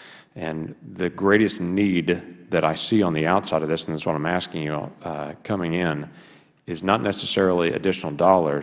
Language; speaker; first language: English; native; English